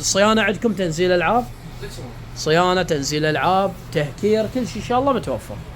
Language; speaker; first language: Arabic; native; Arabic